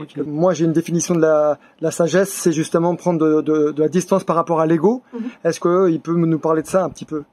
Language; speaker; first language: French; native; French